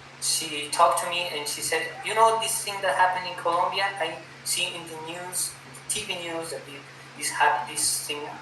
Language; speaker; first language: English; non-native, fluent; Spanish